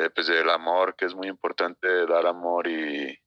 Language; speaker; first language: Spanish; native; Spanish